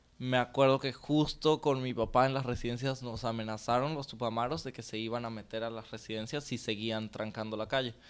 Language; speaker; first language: Spanish; native; Spanish